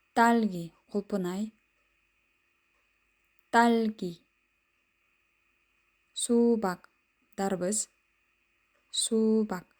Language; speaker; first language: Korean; non-native, fluent; Kyrgyz